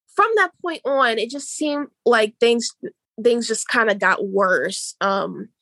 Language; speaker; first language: English; native; English